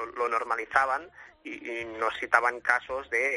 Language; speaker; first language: Spanish; native; Spanish